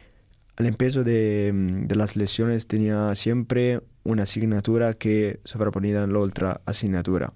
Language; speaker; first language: Spanish; non-native, learner; Italian